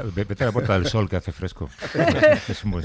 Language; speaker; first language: Spanish; native; Spanish